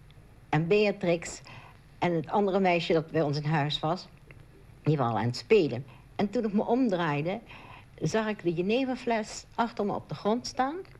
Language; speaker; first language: Dutch; native; Dutch